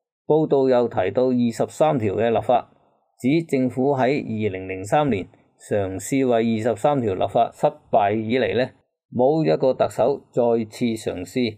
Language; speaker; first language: Cantonese; native; Cantonese